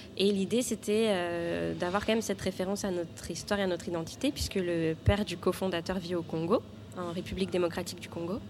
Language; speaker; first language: French; native; French